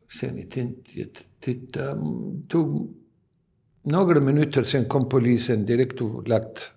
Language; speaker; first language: Swedish; non-native, learner; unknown